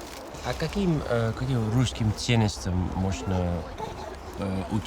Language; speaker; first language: Russian; non-native, fluent; Dutch